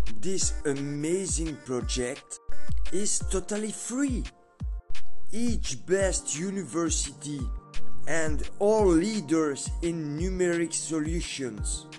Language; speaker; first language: English; non-native, learner; French